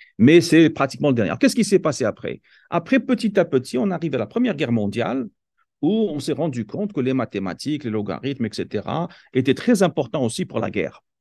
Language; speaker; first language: French; non-native, local second language; Kabyle